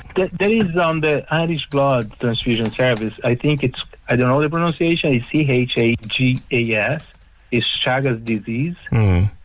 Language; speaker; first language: English; non-native, fluent; Portuguese